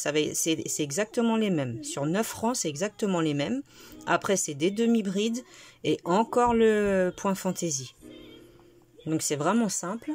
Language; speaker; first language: French; native; French